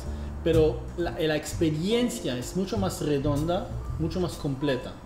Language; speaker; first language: Spanish; non-native, fluent; English